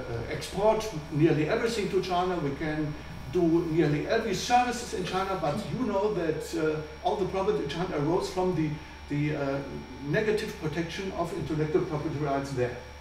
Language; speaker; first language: English; non-native, fluent; German